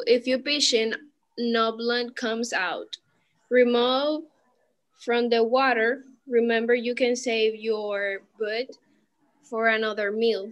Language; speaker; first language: English; non-native, learner; Spanish